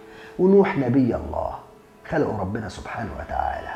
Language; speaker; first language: Arabic; native; Arabic